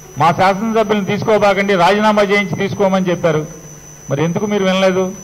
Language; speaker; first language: Telugu; native; Telugu